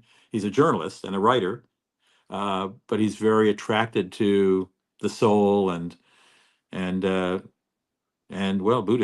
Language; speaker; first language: English; native; English